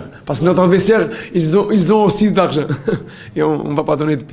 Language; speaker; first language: French; non-native, learner; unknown